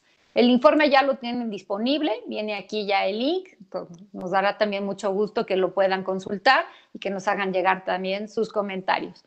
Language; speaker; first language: Spanish; native; Spanish